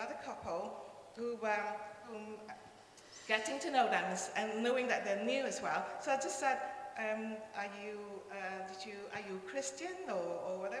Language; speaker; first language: English; non-native, local second language; Cantonese